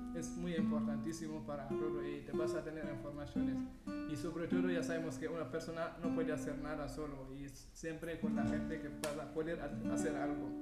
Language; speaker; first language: Spanish; non-native, fluent; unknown